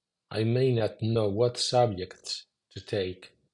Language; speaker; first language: English; non-native, fluent; Spanish